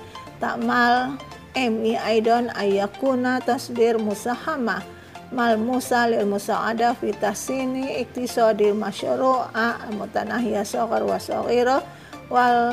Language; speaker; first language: Arabic; non-native, learner; Indonesian